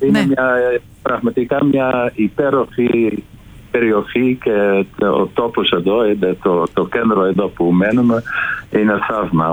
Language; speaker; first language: Greek; non-native, fluent; Dutch